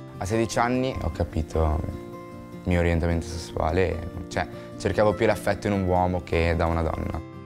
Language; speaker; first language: Italian; early bilingual, other home language; Arabic